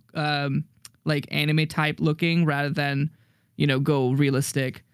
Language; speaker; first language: English; native; English